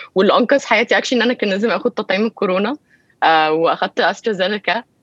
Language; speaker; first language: Arabic; early bilingual, heritage; Arabic